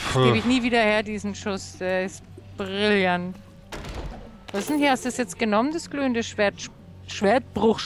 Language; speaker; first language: German; native; German